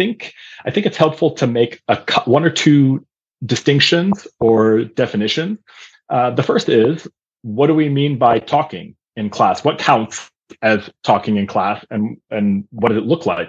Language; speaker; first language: English; non-native, fluent; German